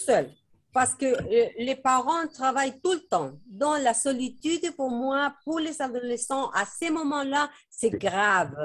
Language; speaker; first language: French; non-native, fluent; Spanish